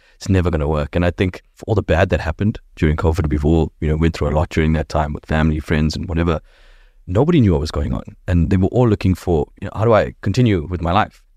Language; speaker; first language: English; native; English